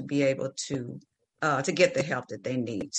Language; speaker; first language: English; native; English